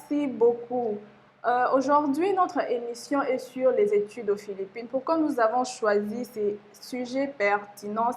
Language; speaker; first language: French; non-native, local second language; Lingala